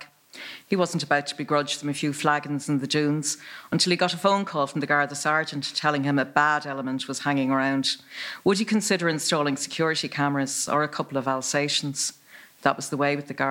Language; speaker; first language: English; native; English